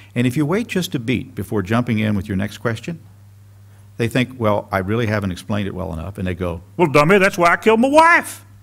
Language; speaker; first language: English; native; English